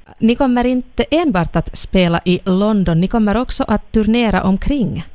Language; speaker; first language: Swedish; native; Swedish